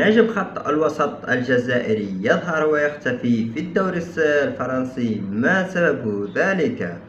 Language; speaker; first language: Arabic; native; Arabic